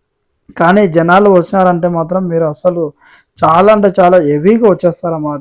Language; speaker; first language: Telugu; native; Telugu